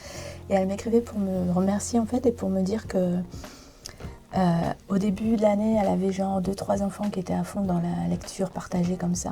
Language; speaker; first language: French; native; French